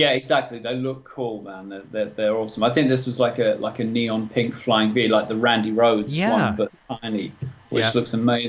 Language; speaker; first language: English; native; English